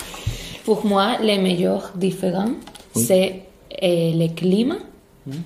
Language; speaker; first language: French; non-native, learner; Spanish